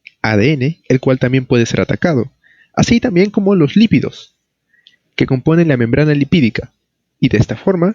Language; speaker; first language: Spanish; native; Spanish